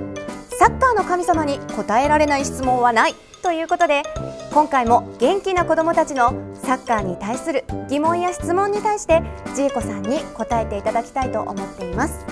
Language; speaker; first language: Japanese; native; Japanese